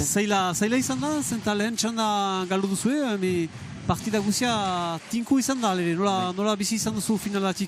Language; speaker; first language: Basque; native; Basque